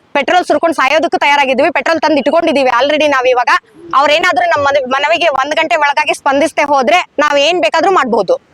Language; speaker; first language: Kannada; native; Kannada